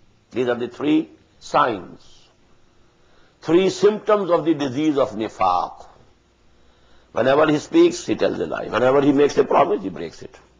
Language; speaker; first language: English; non-native, local second language; Urdu